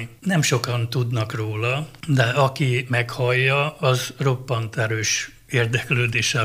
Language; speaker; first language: Hungarian; native; Hungarian